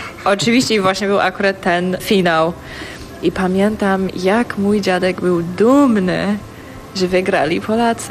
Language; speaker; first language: Polish; non-native, fluent; English